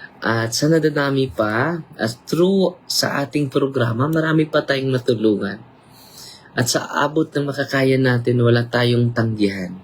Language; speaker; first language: Filipino; non-native, local second language; Cebuano